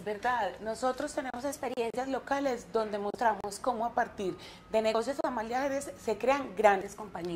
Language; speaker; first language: Spanish; native; Spanish